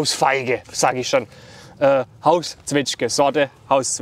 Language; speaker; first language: German; native; German